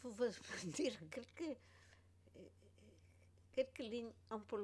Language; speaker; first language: French; non-native, fluent; Polish